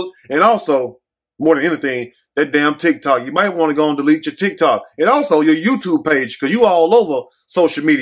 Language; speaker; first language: English; native; English